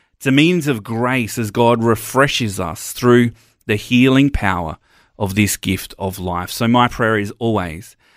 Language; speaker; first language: English; native; English